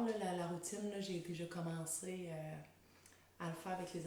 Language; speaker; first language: French; native; French